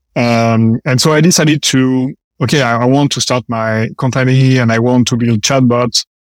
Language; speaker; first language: English; non-native, fluent; French